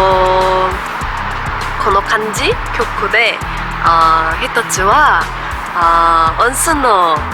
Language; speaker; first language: Japanese; non-native, learner; Korean